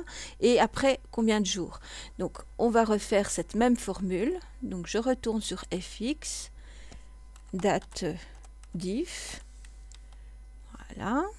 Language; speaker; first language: French; native; French